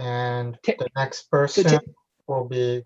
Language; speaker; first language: English; native; English